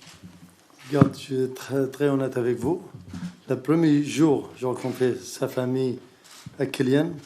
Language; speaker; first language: French; non-native, learner; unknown